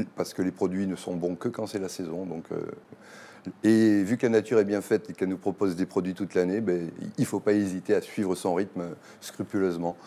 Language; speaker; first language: French; native; French